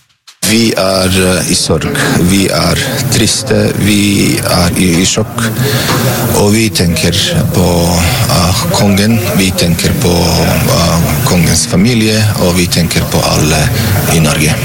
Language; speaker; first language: Norwegian; non-native, fluent; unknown